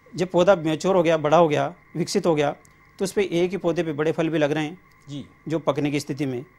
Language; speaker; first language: Hindi; native; Hindi